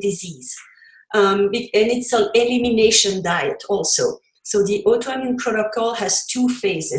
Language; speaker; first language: English; non-native, fluent; French